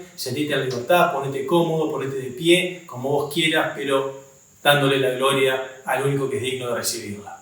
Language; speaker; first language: Spanish; native; Spanish